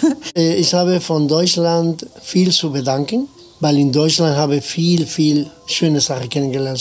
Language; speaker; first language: German; non-native, learner; Spanish